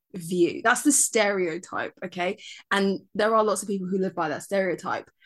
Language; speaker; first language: English; native; English